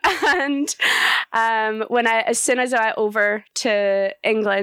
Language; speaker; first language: English; native; English